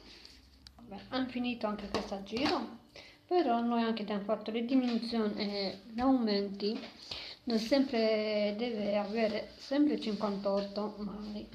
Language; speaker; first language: Italian; non-native, learner; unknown